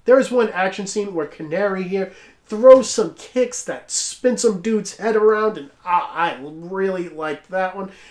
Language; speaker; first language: English; native; English